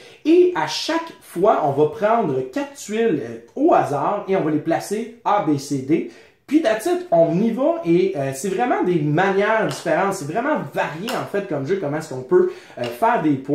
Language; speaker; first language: French; native; French